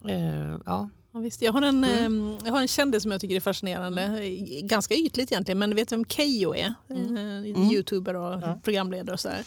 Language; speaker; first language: Swedish; native; Swedish